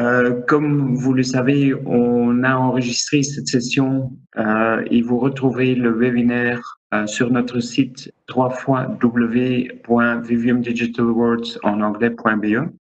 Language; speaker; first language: French; non-native, local second language; Dutch